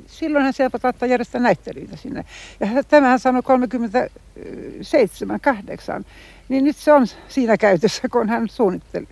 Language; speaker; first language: Finnish; non-native, local second language; Swedish